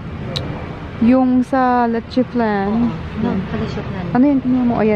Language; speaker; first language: Filipino; non-native, learner; English